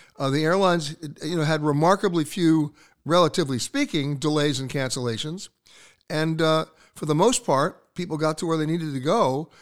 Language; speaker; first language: English; native; English